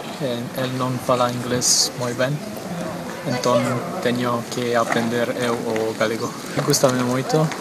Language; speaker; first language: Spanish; non-native, learner; Romanian